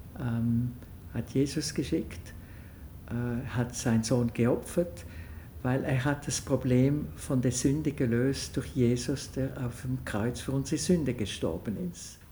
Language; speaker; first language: German; non-native, local second language; French